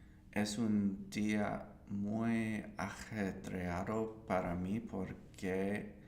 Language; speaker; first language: Spanish; non-native, learner; English